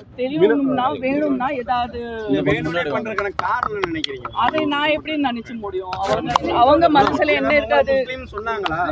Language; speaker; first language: Tamil; non-native, learner; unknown